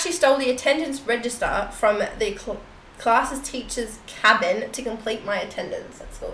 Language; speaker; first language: English; native; English